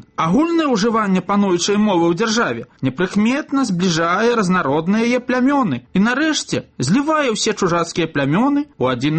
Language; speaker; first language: Belarusian; native; Belarusian